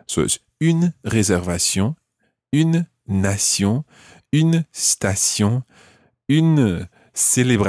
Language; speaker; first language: French; non-native, fluent; English